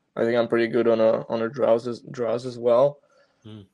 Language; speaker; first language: English; non-native, fluent; Slovak